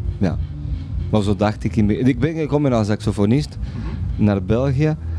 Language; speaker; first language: Dutch; non-native, fluent; Spanish